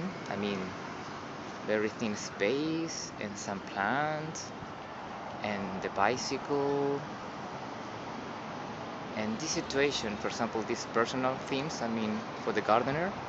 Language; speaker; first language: English; non-native, learner; Spanish